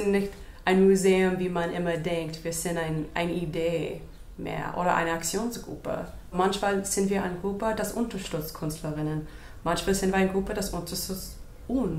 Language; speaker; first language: German; non-native, fluent; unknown